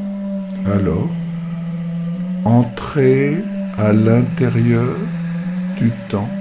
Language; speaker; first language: French; native; French